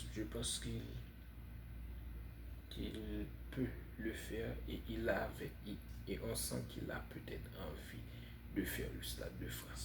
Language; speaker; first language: French; non-native, fluent; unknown